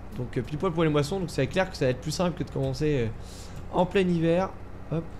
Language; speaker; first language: French; native; French